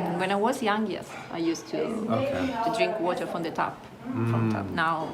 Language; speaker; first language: English; non-native, fluent; Italian